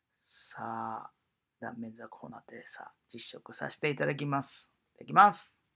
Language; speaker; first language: Japanese; native; Japanese